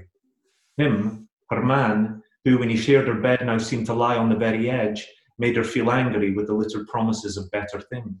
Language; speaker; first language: English; native; English